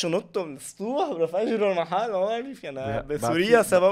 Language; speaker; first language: Arabic; native; Arabic